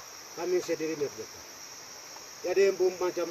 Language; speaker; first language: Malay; non-native, local second language; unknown